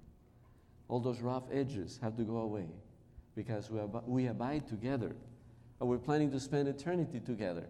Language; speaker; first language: English; non-native, fluent; Spanish